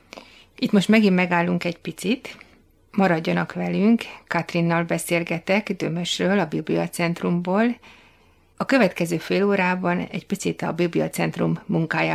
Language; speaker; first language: Hungarian; native; Hungarian